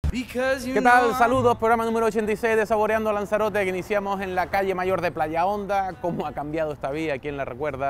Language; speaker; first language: Spanish; native; Spanish